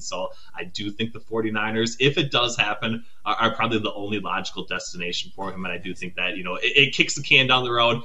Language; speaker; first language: English; native; English